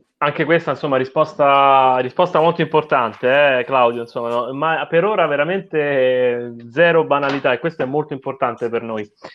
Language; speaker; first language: Italian; native; Italian